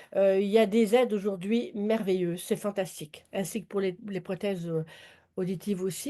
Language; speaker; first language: French; native; French